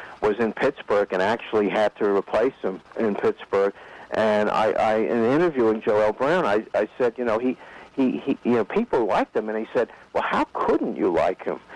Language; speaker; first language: English; native; English